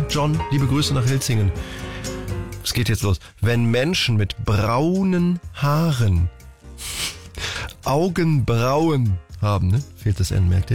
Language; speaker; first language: German; native; German